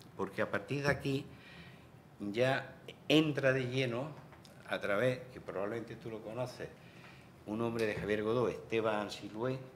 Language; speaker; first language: Spanish; native; Spanish